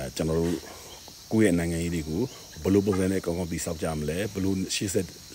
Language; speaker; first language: Burmese; non-native, local second language; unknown